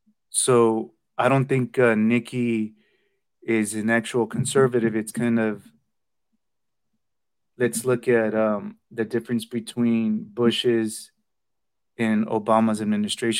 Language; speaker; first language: English; early bilingual, other home language; Spanish